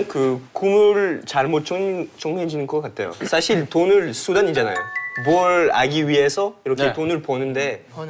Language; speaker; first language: Korean; non-native, fluent; Chinese